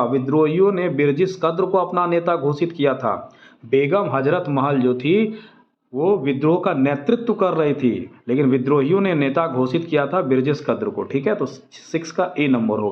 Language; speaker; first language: Hindi; native; Hindi